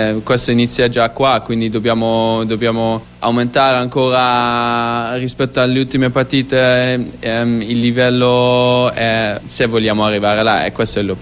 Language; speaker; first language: Italian; non-native, fluent; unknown